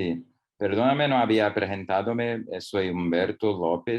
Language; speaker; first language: Spanish; non-native, learner; Portuguese